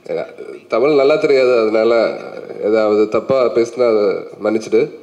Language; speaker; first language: Tamil; non-native, learner; Malayalam